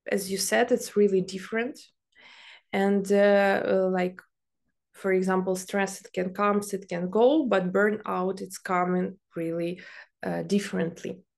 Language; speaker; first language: English; non-native, fluent; Ukrainian